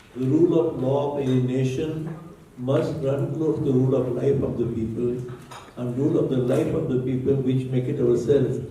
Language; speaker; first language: English; non-native, local second language; Marathi